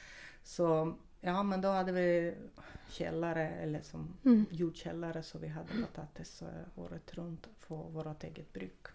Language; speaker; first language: Swedish; non-native, fluent; Russian